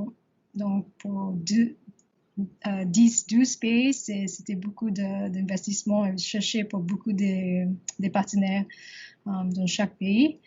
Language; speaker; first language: French; non-native, learner; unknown